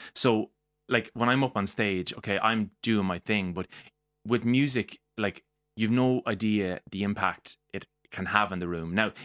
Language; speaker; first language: English; native; English